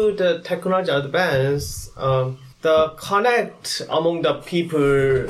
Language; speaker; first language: English; non-native, learner; Korean